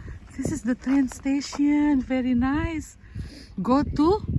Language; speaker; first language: English; non-native, learner; Indonesian